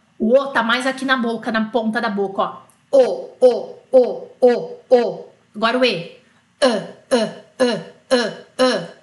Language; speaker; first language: Portuguese; native; Portuguese